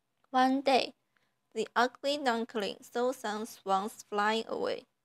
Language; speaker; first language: English; non-native, fluent; Chinese